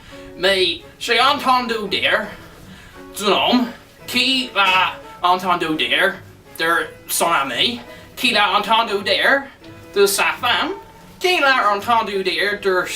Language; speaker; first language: French; non-native, learner; English